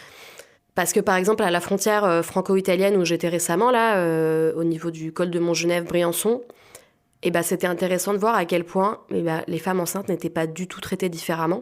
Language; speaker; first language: French; native; French